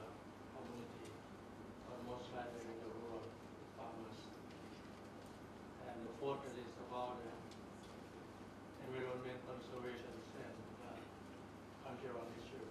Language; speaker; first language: English; non-native, learner; Thai